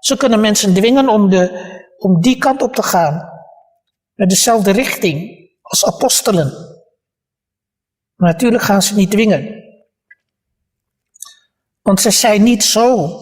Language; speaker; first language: Dutch; early bilingual, other home language; Malay